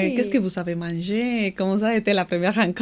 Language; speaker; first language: French; non-native, fluent; Spanish